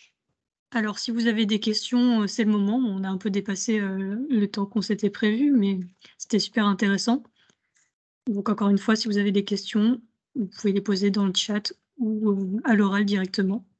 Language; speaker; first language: French; native; French